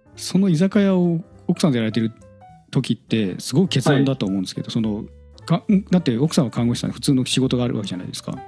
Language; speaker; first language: Japanese; native; Japanese